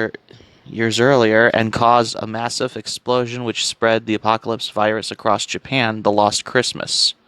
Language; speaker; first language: English; native; English